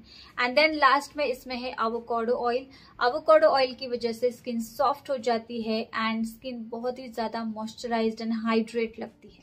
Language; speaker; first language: Hindi; native; Hindi